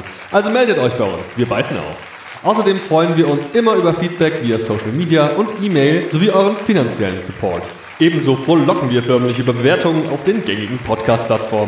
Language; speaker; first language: German; native; German